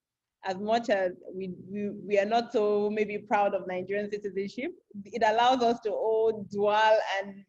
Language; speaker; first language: English; non-native, local second language; Yoruba